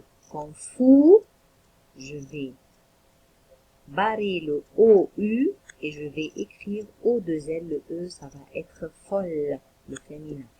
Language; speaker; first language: French; non-native, local second language; Arabic